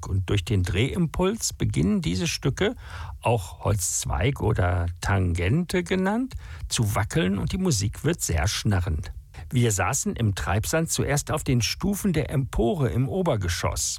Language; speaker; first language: German; native; German